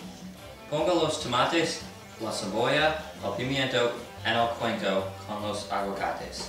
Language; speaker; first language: Spanish; non-native, learner; English